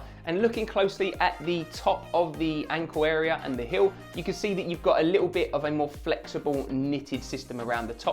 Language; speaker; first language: English; native; English